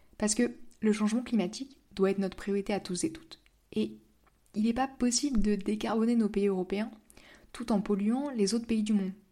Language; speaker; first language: French; native; French